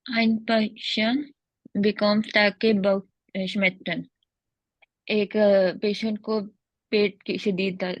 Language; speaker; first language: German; non-native, learner; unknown